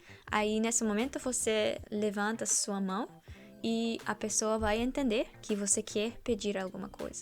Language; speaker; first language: Portuguese; non-native, fluent; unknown